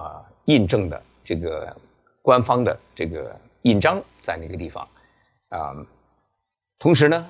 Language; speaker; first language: Chinese; native; Chinese